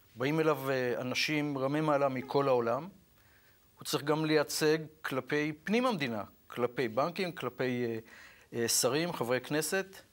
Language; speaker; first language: Hebrew; native; Hebrew